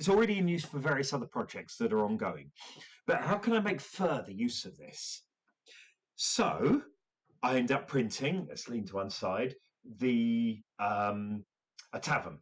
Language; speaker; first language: English; native; English